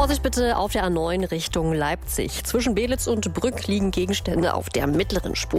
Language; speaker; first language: German; native; German